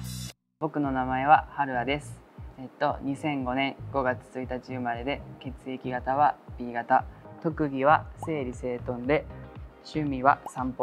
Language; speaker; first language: Japanese; native; Japanese